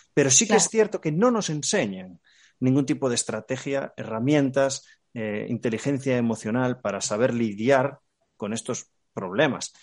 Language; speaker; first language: Spanish; native; Spanish